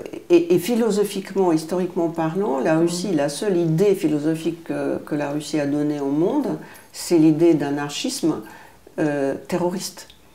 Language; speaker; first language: French; non-native, fluent; Russian